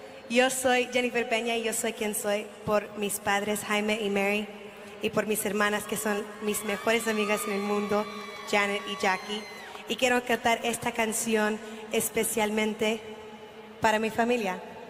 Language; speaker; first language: Spanish; early bilingual, heritage; Spanish